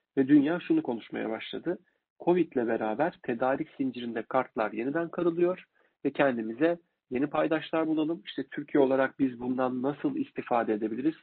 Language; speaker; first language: Turkish; native; Turkish